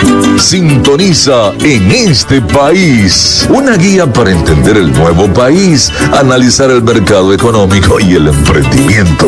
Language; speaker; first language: Spanish; native; Spanish